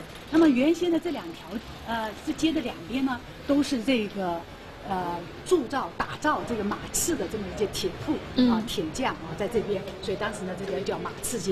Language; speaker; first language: Chinese; native; Chinese